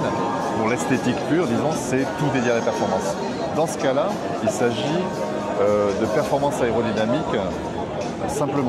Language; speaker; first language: French; native; French